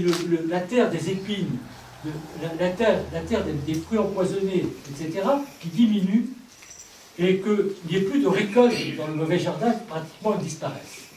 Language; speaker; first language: French; native; French